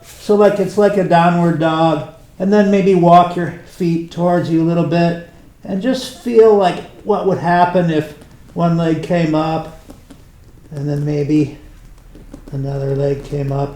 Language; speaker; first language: English; native; English